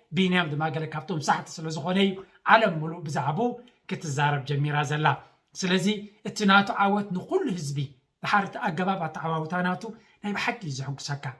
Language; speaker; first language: Tigrinya; native; Tigrinya